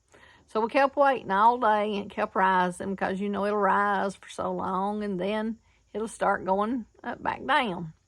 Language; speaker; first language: English; native; English